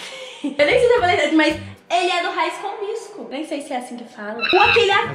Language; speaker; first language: Portuguese; native; Portuguese